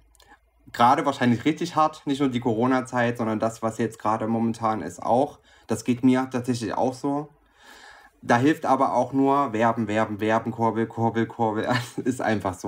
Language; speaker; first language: German; native; German